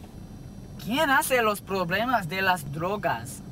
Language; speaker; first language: Spanish; non-native, learner; English